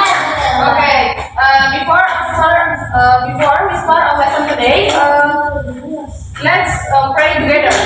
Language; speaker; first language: English; non-native, learner; Indonesian